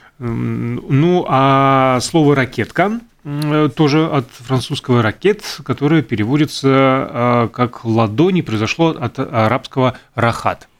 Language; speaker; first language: Russian; native; Russian